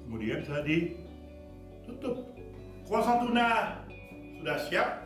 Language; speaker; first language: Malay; non-native, fluent; French